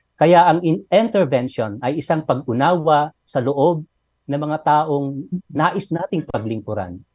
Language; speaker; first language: Filipino; non-native, local second language; Iloko